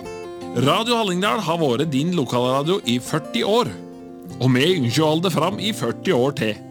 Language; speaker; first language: Norwegian; native; Norwegian